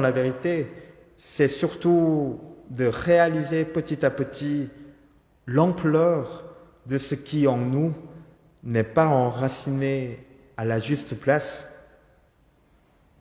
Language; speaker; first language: French; non-native, fluent; Korean